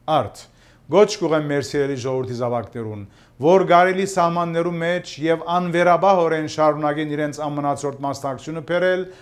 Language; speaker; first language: Armenian; early bilingual, heritage; Armenian